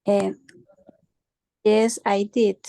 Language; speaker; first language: English; non-native, learner; Spanish